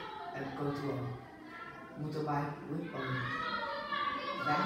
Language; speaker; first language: English; non-native, learner; Vietnamese